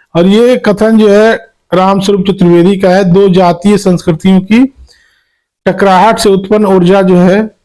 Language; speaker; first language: Hindi; native; Hindi